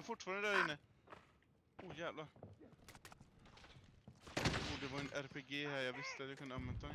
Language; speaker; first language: Swedish; native; Swedish